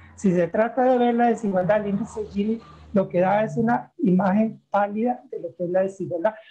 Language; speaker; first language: Spanish; native; Spanish